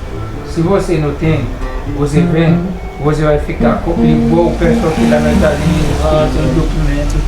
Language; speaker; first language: Portuguese; non-native, learner; Haitian Creole